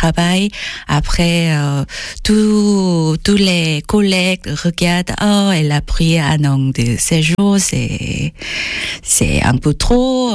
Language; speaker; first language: French; non-native, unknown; Korean